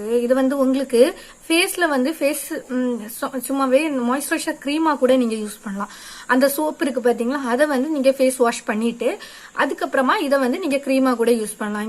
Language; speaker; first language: Tamil; native; Tamil